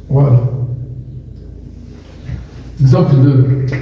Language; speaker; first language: French; non-native, local second language; Arabic